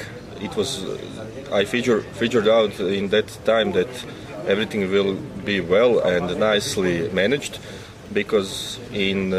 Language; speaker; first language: English; non-native, learner; Croatian